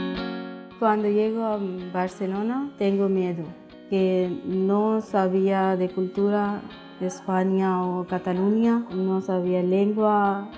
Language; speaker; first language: Spanish; non-native, learner; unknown